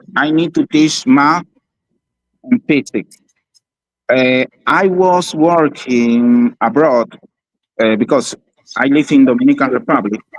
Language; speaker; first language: English; non-native, learner; Spanish